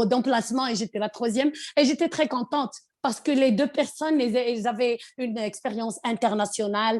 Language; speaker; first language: French; non-native, local second language; Arabic